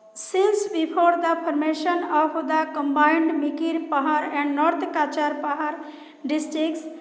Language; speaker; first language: English; non-native, local second language; Assamese